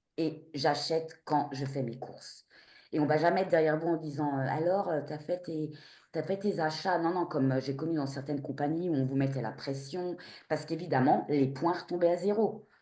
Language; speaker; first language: French; native; French